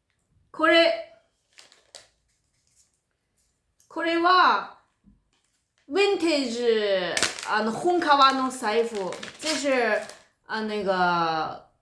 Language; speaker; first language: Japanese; non-native, fluent; Chinese